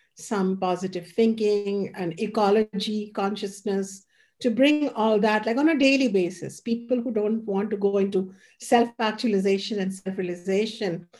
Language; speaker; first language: English; non-native, local second language; Hindi